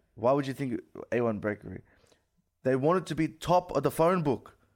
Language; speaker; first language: English; early bilingual, other home language; Hindi